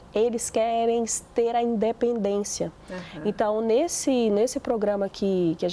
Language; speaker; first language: Portuguese; native; Portuguese